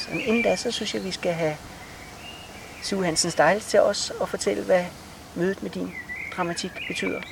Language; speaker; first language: Danish; native; Danish